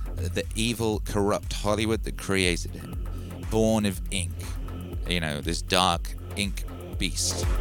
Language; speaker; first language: English; native; English